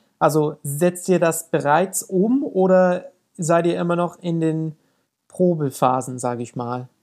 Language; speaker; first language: German; non-native, fluent; English